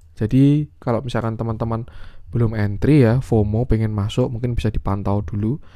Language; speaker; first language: Indonesian; native; Indonesian